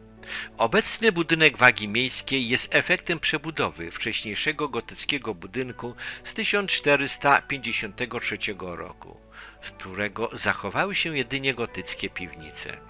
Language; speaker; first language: Polish; native; Polish